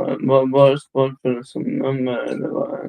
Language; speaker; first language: Swedish; early bilingual, other home language; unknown